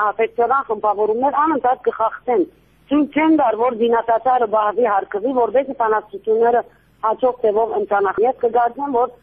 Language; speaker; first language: Armenian; early bilingual, heritage; Armenian